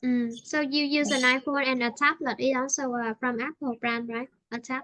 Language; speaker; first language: English; non-native, fluent; Vietnamese